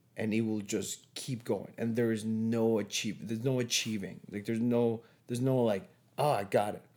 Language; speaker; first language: English; non-native, fluent; Spanish